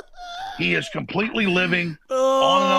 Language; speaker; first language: English; native; English